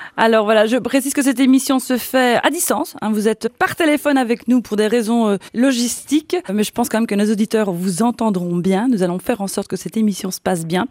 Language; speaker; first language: French; native; French